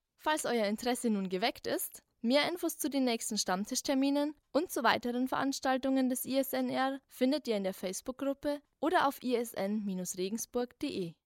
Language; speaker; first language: German; native; German